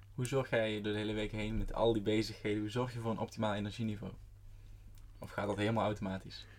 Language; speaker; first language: Dutch; native; Dutch